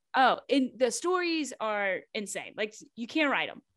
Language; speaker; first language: English; native; English